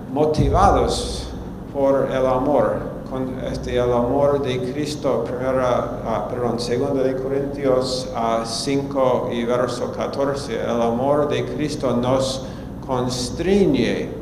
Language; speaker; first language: Spanish; non-native, fluent; English